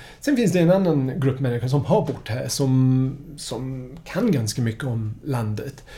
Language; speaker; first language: Swedish; non-native, fluent; English